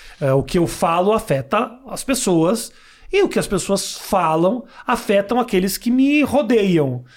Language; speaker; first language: Portuguese; native; Portuguese